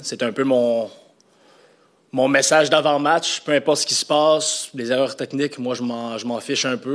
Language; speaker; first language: French; native; French